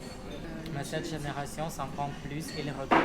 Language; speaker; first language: French; non-native, fluent; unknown